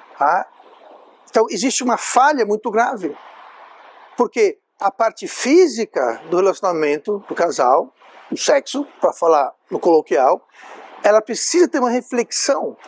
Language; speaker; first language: Portuguese; non-native, fluent; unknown